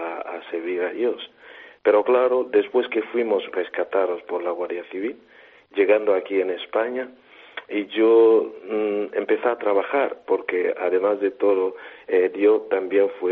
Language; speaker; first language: Spanish; non-native, fluent; Igbo